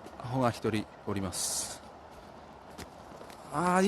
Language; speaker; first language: Japanese; native; Japanese